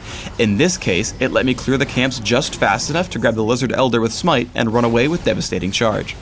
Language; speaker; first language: English; native; English